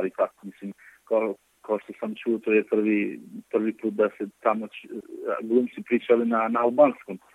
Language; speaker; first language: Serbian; non-native, local second language; Albanian